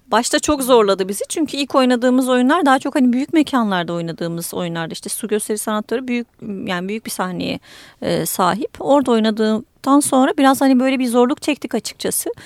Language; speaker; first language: Turkish; native; Turkish